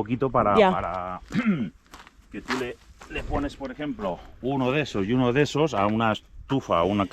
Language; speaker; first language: Spanish; native; Spanish